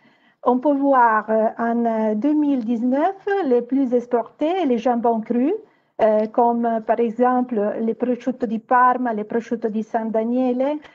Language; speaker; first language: French; non-native, fluent; Italian